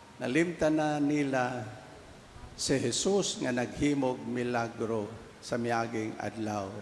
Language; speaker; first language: Cebuano; native; Cebuano